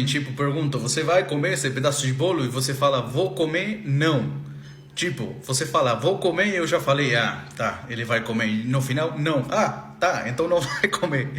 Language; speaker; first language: Portuguese; non-native, fluent; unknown